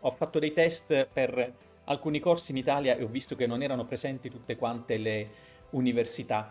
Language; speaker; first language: Italian; native; Italian